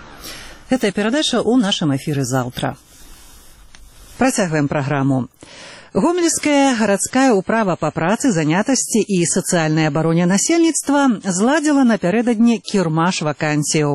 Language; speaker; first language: Belarusian; native; Belarusian